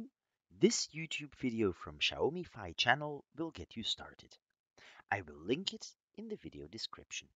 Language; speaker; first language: English; non-native, fluent; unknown